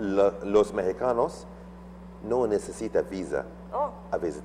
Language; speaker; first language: Spanish; non-native, learner; Arabic